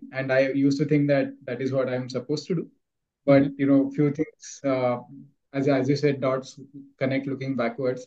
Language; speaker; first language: English; non-native, local second language; Marathi